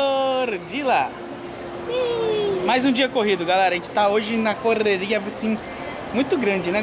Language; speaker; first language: Portuguese; native; Portuguese